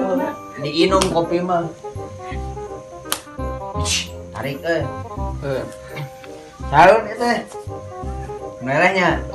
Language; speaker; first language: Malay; non-native, local second language; Sundanese